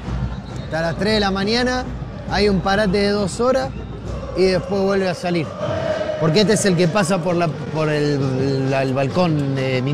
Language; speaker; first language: Spanish; native; Spanish